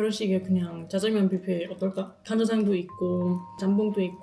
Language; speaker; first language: Korean; non-native, fluent; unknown